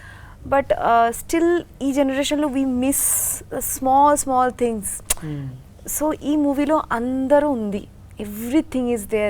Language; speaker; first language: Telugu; non-native, learner; Bangla